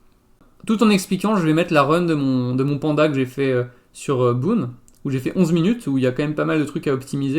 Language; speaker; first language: French; native; French